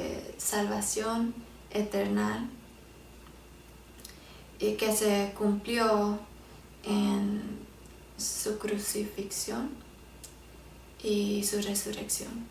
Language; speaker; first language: Spanish; early bilingual, heritage; Spanish